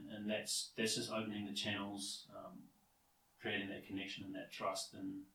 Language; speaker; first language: English; native; English